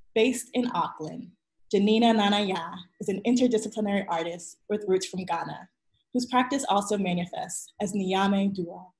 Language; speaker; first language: English; native; English